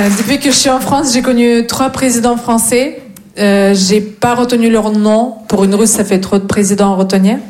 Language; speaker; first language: French; non-native, fluent; Russian